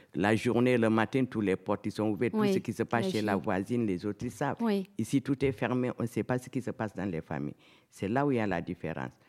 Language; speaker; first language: French; non-native, local second language; Fula